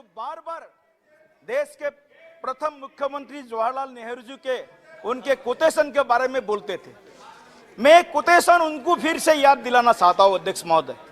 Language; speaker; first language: Hindi; non-native, local second language; Assamese